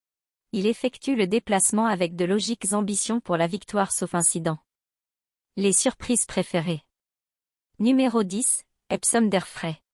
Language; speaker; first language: French; native; French